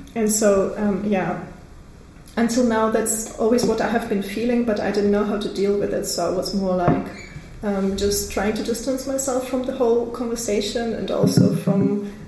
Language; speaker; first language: English; non-native, fluent; Russian